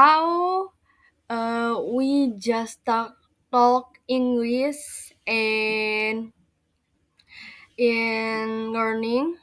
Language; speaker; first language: English; non-native, learner; Indonesian